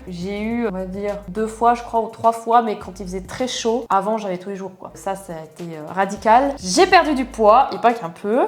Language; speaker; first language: French; native; French